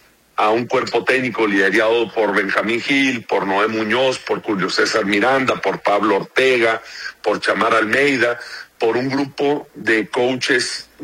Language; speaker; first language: Spanish; native; Spanish